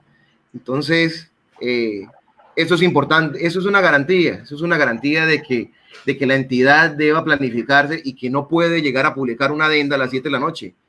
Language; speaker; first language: Spanish; native; Spanish